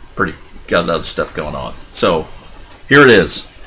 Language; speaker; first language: English; native; English